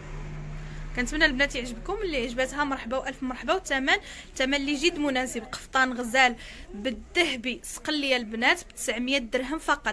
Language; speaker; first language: Arabic; native; Arabic